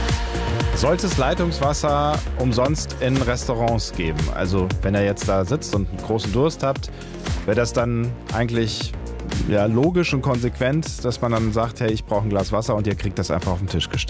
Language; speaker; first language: German; native; German